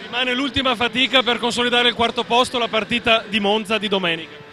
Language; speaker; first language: Italian; native; Italian